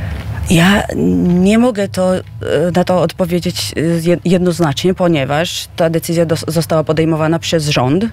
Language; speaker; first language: Polish; non-native, fluent; Georgian